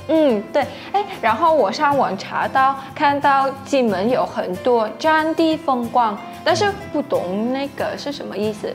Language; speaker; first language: Chinese; non-native, fluent; Thai